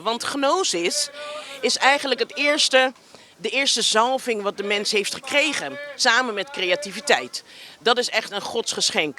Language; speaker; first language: Dutch; native; Dutch